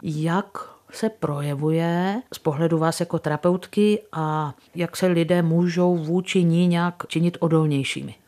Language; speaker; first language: Czech; native; Czech